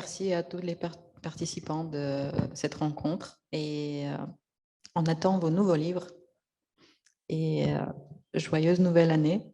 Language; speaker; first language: French; non-native, fluent; Russian